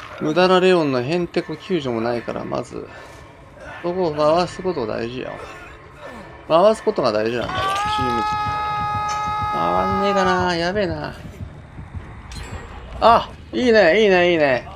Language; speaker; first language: Japanese; native; Japanese